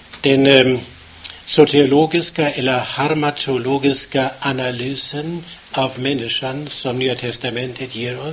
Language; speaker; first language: Swedish; non-native, fluent; German